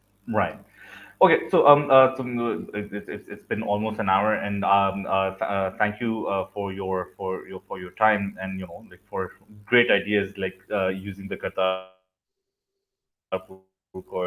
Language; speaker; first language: English; non-native, local second language; Urdu